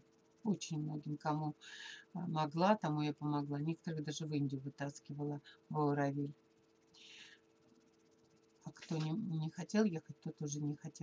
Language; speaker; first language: Russian; native; Russian